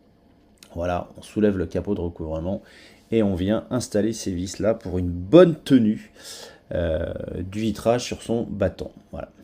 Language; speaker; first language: French; native; French